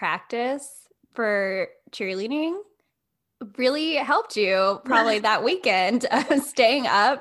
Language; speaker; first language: English; native; English